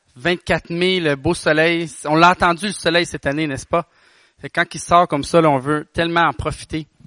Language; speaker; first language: French; native; French